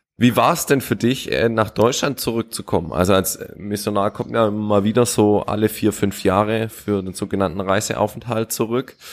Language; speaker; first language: German; native; German